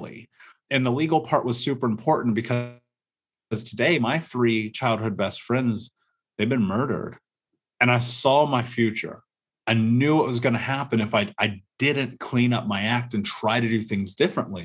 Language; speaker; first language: English; native; English